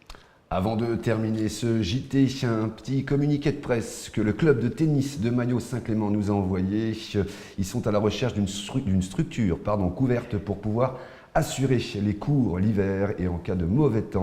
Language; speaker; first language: French; native; French